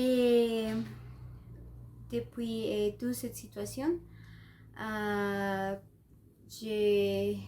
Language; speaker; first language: French; non-native, learner; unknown